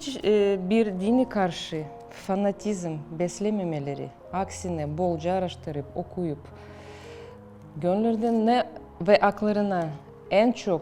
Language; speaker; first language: Turkish; non-native, fluent; Russian